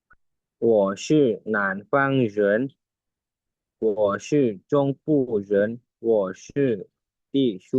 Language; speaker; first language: Chinese; non-native, learner; Lao